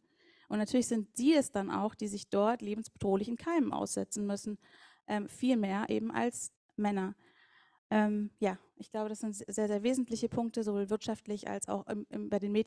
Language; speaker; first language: German; native; German